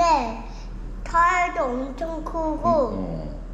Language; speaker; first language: Korean; early bilingual, heritage; Korean